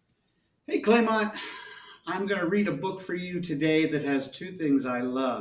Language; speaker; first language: English; native; English